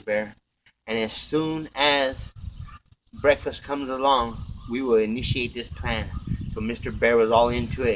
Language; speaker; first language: English; native; English